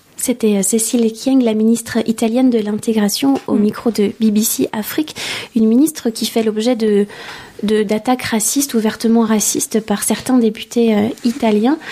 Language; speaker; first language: French; native; French